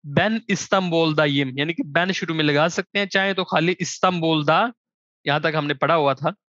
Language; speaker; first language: Urdu; non-native, local second language; Punjabi